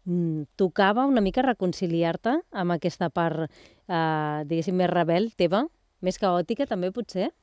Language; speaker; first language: Catalan; native; Catalan